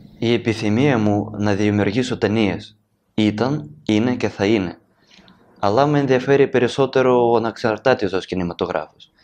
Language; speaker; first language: Greek; non-native, learner; Ukrainian